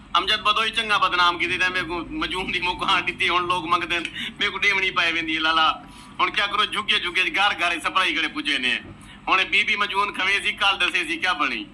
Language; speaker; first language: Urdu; non-native, local second language; Saraiki